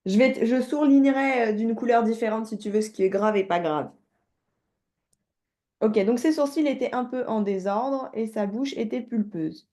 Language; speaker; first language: French; native; French